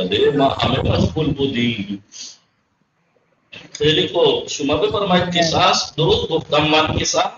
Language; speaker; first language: Persian; non-native, fluent; Urdu